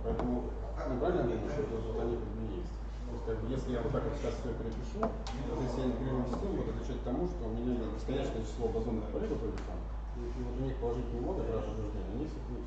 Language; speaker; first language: Russian; native; Russian